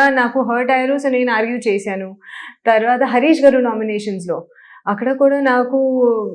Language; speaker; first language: Telugu; non-native, local second language; Hindi